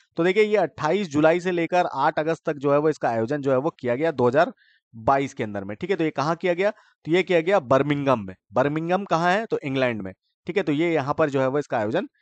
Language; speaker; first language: Hindi; native; Hindi